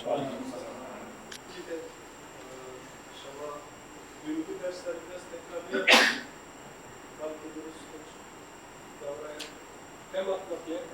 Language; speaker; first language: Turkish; non-native, learner; Urdu